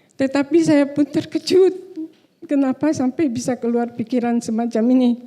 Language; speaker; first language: Indonesian; native; Indonesian